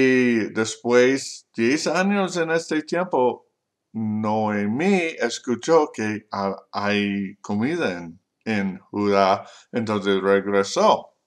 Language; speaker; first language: Spanish; non-native, learner; English